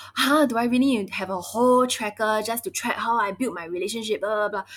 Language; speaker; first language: English; early bilingual, other home language; Chinese